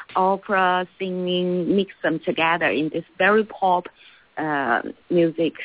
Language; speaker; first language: English; non-native, learner; Chinese